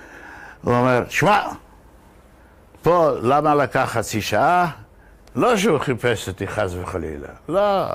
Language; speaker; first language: Hebrew; non-native, fluent; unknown